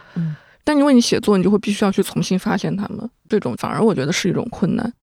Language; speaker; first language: Chinese; native; Chinese